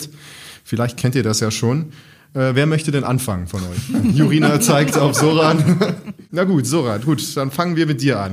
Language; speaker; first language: German; native; German